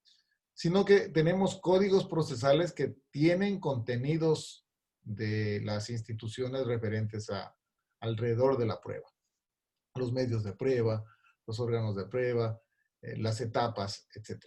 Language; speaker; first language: Spanish; native; Spanish